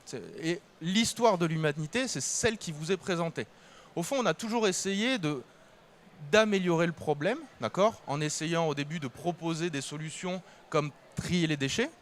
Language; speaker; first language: French; native; French